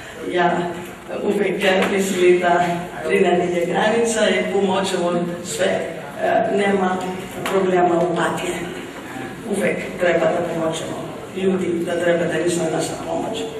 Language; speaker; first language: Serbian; early bilingual, heritage; English